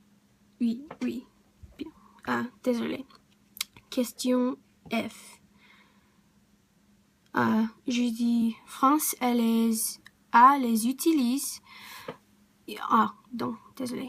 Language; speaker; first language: French; non-native, learner; English